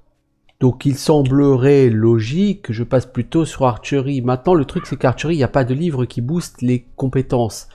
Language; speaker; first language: French; native; French